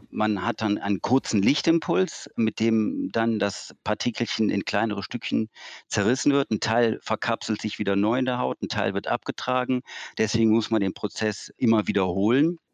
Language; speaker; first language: German; native; German